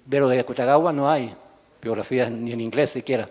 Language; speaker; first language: Spanish; native; Spanish